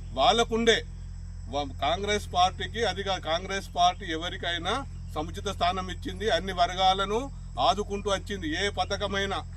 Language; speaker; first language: Telugu; native; Telugu